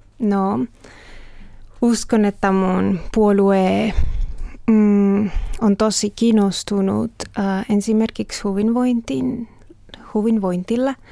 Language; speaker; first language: Finnish; non-native, learner; Spanish